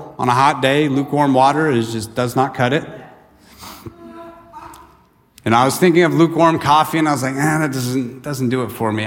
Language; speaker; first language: English; native; English